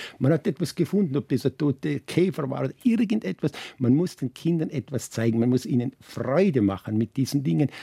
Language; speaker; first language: German; native; German